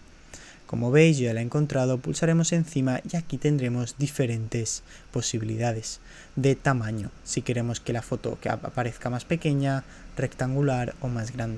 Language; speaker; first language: Spanish; native; Spanish